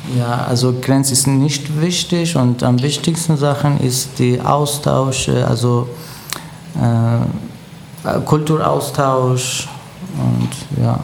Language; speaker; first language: German; non-native, learner; Persian